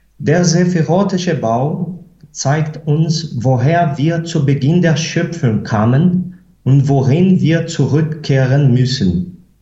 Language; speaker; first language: German; non-native, fluent; Portuguese